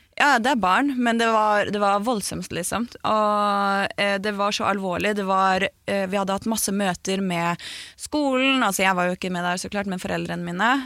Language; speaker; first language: Norwegian; native; Norwegian